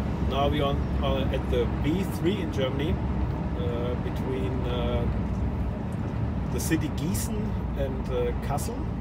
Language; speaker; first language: English; non-native, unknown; German